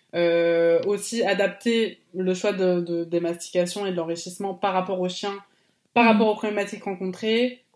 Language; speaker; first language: French; native; French